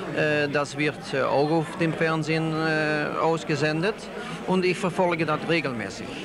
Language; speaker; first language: German; non-native, learner; Dutch